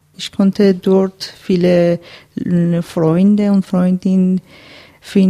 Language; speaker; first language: German; non-native, learner; Persian